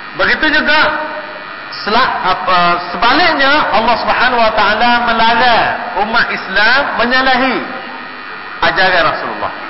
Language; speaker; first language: Malay; native; Malay